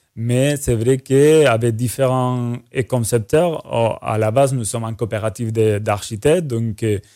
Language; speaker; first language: French; non-native, fluent; Spanish